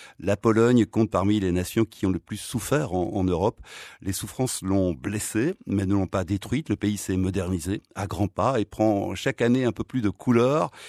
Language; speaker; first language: French; native; French